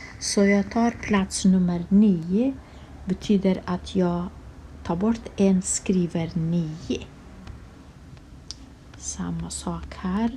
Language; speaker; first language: Swedish; non-native, fluent; Kurdish